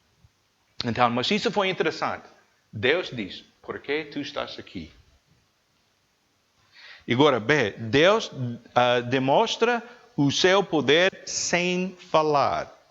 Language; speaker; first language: Portuguese; non-native, learner; English